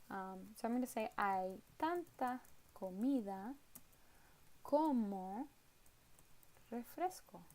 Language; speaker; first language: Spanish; non-native, fluent; English